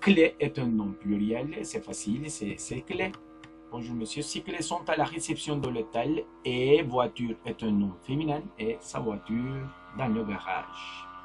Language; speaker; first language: French; non-native, fluent; Turkish